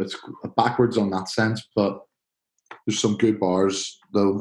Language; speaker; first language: English; native; English